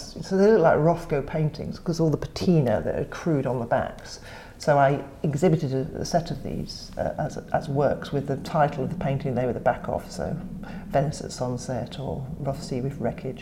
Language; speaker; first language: English; native; English